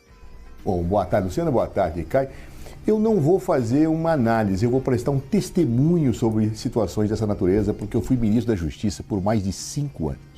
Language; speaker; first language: Portuguese; native; Portuguese